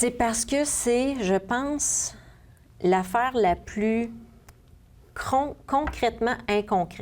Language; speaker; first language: French; native; French